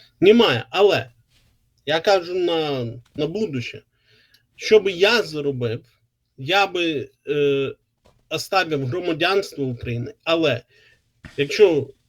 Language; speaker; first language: Ukrainian; non-native, local second language; Russian